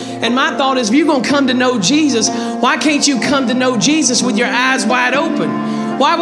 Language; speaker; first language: English; native; English